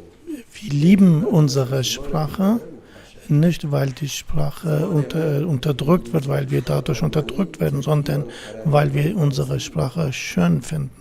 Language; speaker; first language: German; non-native, fluent; Kurdish